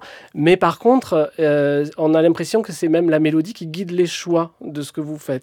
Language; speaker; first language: French; native; French